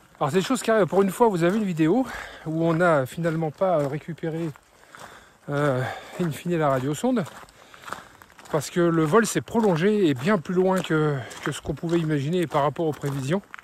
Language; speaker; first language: French; native; French